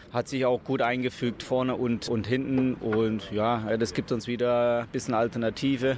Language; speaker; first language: German; native; German